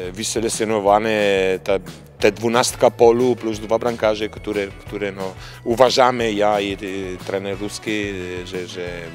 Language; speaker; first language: Polish; non-native, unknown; Italian